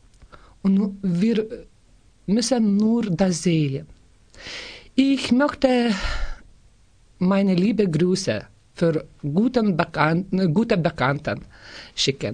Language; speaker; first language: German; non-native, learner; Lithuanian